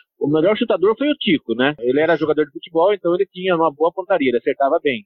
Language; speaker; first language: Portuguese; early bilingual, other home language; Italian